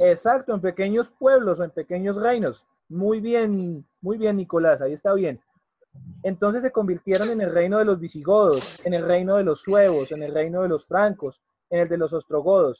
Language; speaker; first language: Spanish; native; Spanish